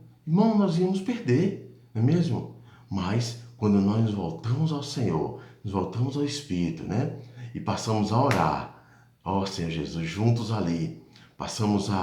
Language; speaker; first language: Portuguese; native; Portuguese